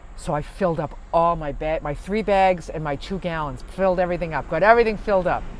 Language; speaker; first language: English; native; English